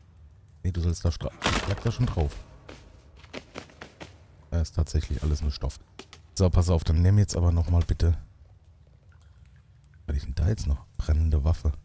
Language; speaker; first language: German; native; German